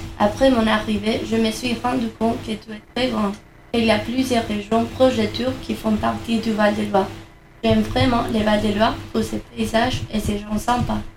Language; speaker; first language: French; non-native, learner; Spanish